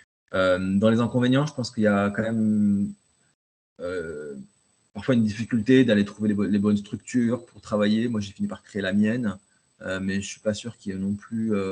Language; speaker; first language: French; native; French